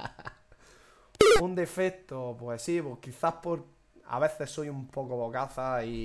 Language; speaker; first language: Spanish; native; Spanish